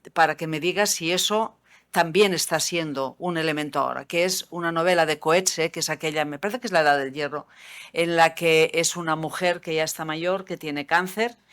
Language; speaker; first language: Spanish; non-native, local second language; Catalan